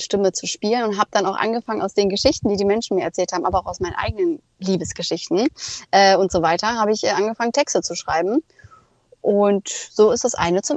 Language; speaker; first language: German; native; German